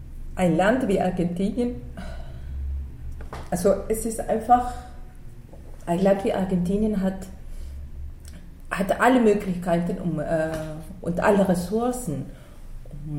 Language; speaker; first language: German; non-native, fluent; Spanish